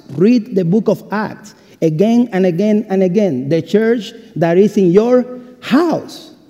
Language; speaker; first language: English; non-native, fluent; Spanish